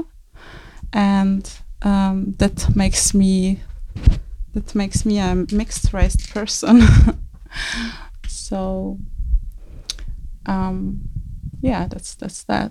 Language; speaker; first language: English; non-native, fluent; Czech